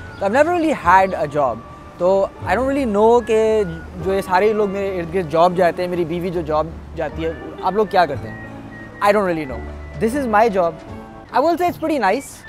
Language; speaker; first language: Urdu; native; Urdu